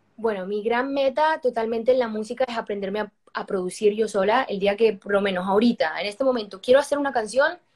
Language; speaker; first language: Spanish; native; Spanish